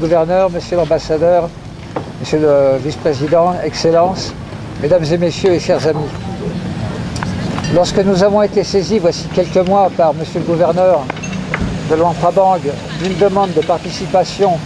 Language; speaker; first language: French; native; French